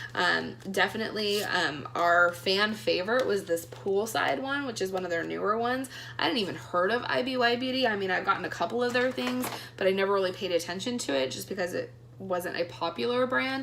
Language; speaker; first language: English; native; English